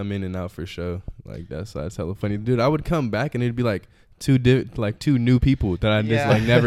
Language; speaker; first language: English; native; English